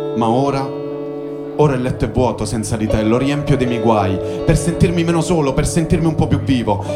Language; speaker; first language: Italian; native; Italian